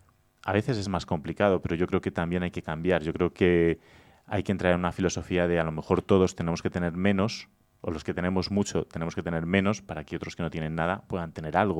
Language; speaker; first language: Spanish; native; Spanish